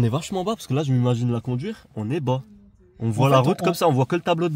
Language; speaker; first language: French; native; French